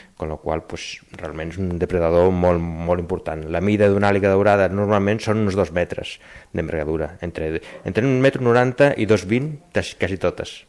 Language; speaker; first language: Catalan; native; Catalan